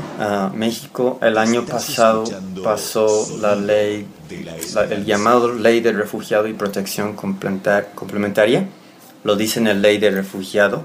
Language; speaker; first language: Spanish; non-native, fluent; English